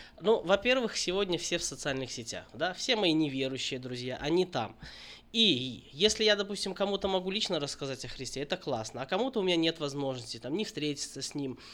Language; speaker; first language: Russian; native; Russian